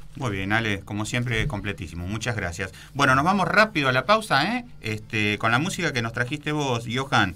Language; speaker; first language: Spanish; native; Spanish